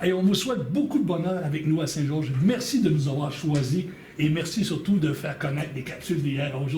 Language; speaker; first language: French; native; French